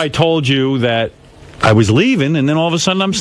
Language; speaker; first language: English; native; English